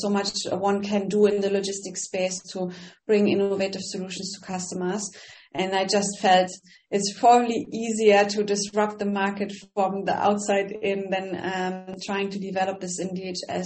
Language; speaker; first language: English; non-native, fluent; German